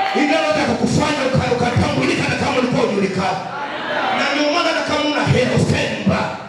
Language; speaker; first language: Swahili; native; Swahili